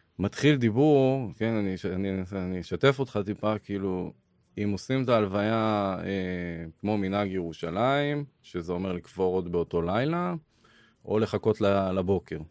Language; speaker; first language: Hebrew; native; Hebrew